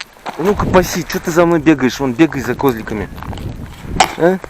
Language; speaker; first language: Russian; native; Russian